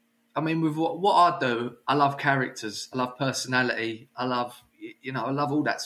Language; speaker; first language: English; native; English